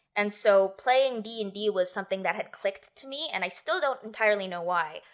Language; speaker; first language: English; native; English